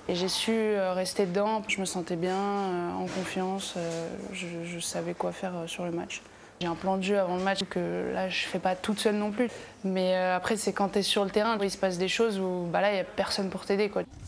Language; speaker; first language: French; native; French